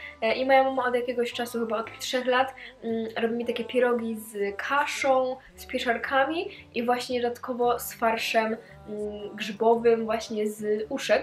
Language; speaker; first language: Polish; native; Polish